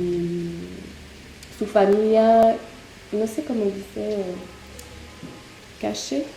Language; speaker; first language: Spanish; non-native, learner; French